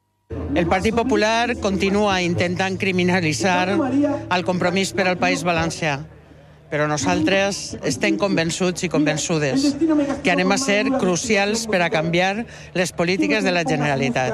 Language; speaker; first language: Catalan; native; Catalan